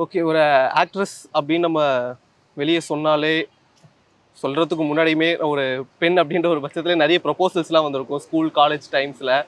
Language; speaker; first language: Tamil; native; Tamil